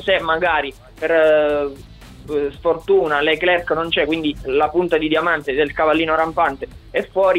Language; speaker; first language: Italian; native; Italian